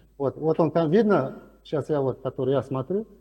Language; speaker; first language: Russian; non-native, local second language; Uzbek